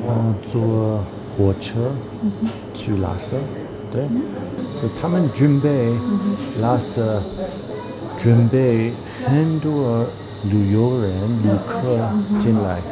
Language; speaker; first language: Chinese; non-native, learner; English